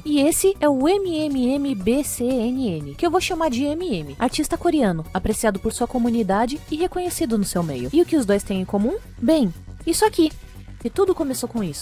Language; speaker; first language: Portuguese; native; Portuguese